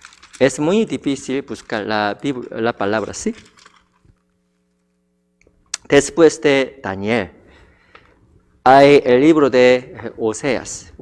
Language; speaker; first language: Spanish; non-native, fluent; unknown